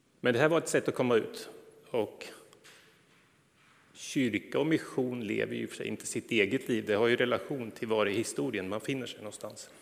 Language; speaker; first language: Swedish; native; Swedish